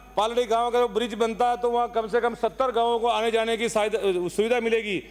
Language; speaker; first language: Hindi; native; Hindi